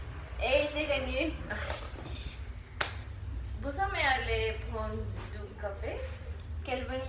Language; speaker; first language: French; non-native, learner; Spanish